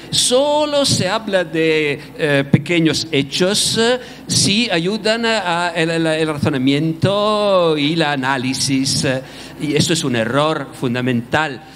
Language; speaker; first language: Spanish; non-native, fluent; Italian